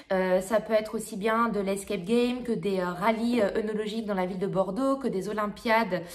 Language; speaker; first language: French; native; French